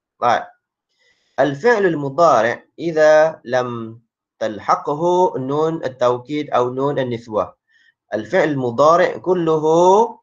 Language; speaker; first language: Arabic; non-native, fluent; Malay